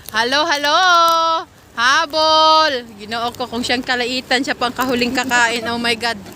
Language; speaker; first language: Filipino; non-native, local second language; Cebuano